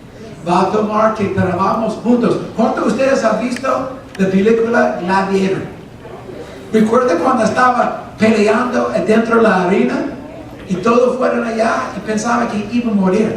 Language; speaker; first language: Spanish; non-native, fluent; English